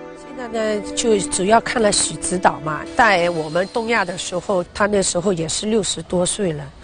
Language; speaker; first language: Chinese; native; Chinese